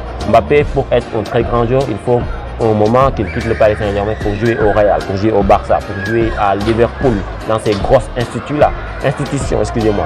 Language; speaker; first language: French; non-native, local second language; Wolof